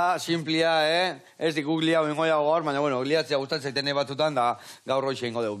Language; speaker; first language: Basque; native; Basque